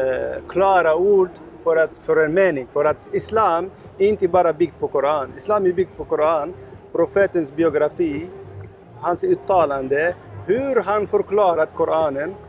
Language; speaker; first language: Swedish; non-native, learner; Arabic